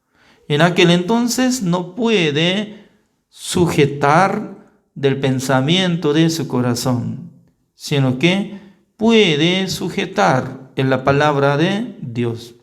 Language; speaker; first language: Spanish; non-native, learner; Korean